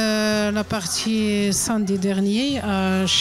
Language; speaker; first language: French; non-native, learner; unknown